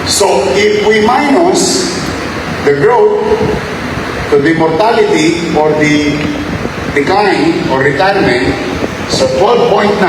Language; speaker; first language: English; non-native, local second language; Filipino